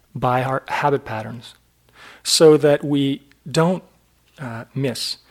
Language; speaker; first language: English; native; English